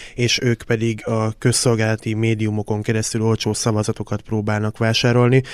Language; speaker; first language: Hungarian; native; Hungarian